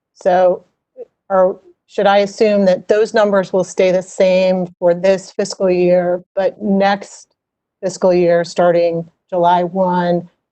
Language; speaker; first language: English; native; English